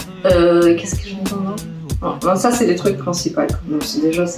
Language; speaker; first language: French; non-native, fluent; Russian